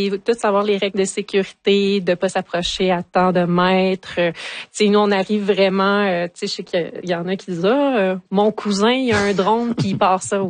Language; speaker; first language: French; native; French